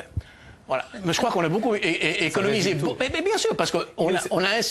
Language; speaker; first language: French; native; French